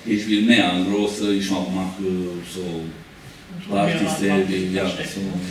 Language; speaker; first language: German; non-native, learner; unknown